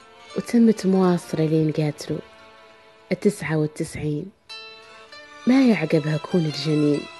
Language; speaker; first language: Arabic; native; Arabic